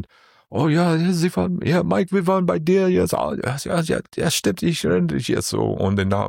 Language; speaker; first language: German; non-native, learner; English